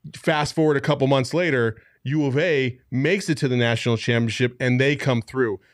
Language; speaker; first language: English; native; English